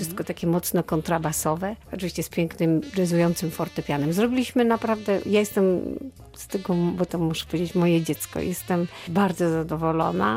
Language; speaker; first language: Polish; native; Polish